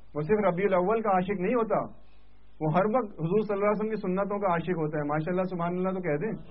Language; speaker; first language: Urdu; non-native, local second language; Sindhi